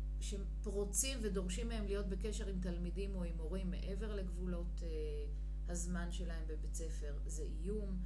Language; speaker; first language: Hebrew; native; Hebrew